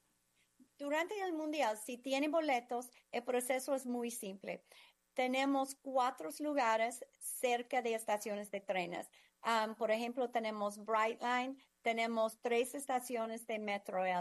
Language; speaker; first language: Spanish; non-native, fluent; English